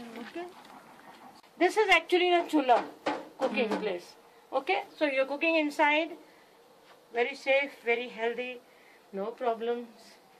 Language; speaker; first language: English; non-native, local second language; Hindi